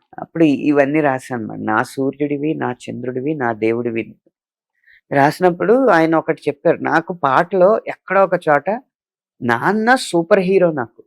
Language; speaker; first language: Telugu; native; Telugu